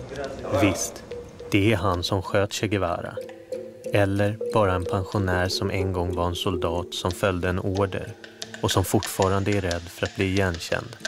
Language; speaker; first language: Swedish; native; Swedish